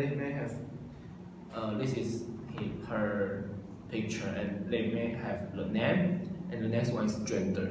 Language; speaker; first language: English; non-native, learner; Chinese